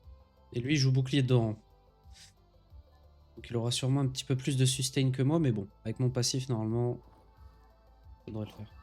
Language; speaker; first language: French; native; French